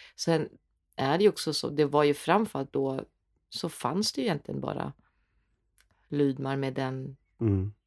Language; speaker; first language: Swedish; non-native, fluent; German